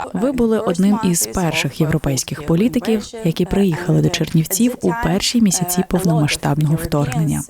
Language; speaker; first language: Ukrainian; native; Ukrainian